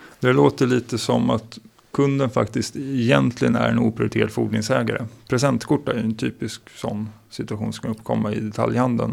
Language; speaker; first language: Swedish; native; Swedish